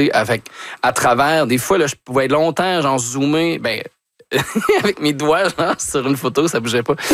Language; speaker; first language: French; native; French